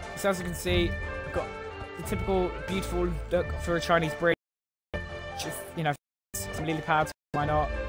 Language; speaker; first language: English; native; English